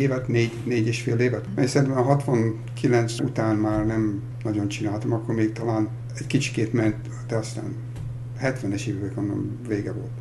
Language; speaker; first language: Hungarian; early bilingual, heritage; Hungarian